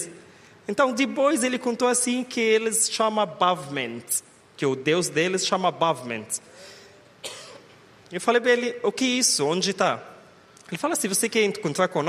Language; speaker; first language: Portuguese; non-native, learner; Arabic